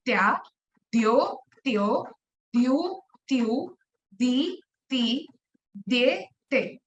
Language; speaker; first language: Russian; non-native, learner; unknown